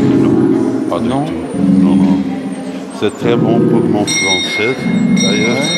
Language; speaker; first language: French; non-native, local second language; Dutch